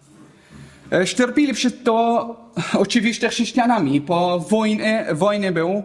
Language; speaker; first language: Polish; non-native, learner; Arabic